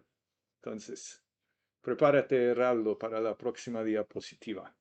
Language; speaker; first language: Spanish; non-native, fluent; English